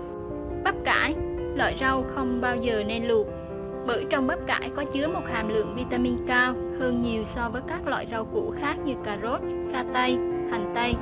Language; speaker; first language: Vietnamese; native; Vietnamese